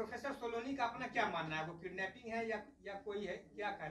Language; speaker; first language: Hindi; native; Hindi